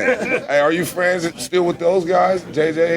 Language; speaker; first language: English; native; English